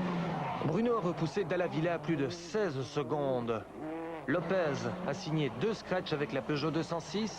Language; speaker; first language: French; native; French